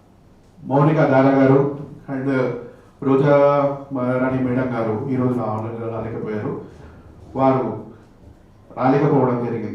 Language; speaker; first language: Telugu; native; Telugu